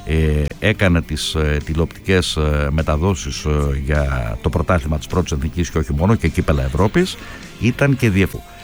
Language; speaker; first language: Greek; native; Greek